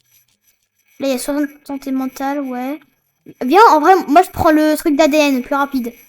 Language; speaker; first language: French; native; French